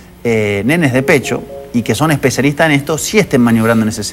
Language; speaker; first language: Spanish; native; Spanish